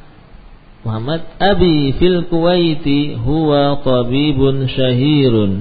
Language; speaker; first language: Arabic; non-native, fluent; Indonesian